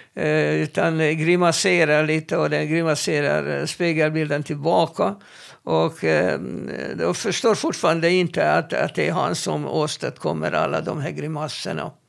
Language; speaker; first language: Swedish; non-native, fluent; Hebrew